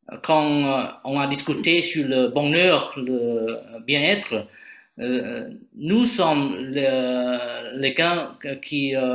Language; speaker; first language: French; non-native, learner; Vietnamese